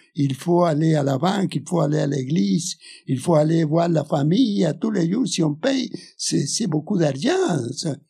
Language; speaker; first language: French; non-native, fluent; Spanish